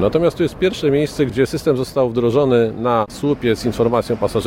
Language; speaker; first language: Polish; native; Polish